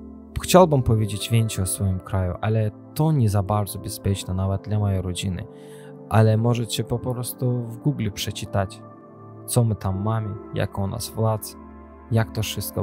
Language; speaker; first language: Polish; non-native, learner; Azerbaijani